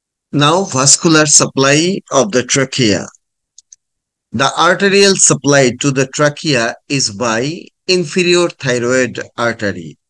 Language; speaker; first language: English; non-native, local second language; Bangla